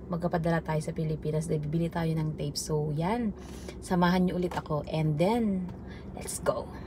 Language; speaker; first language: Filipino; native; Filipino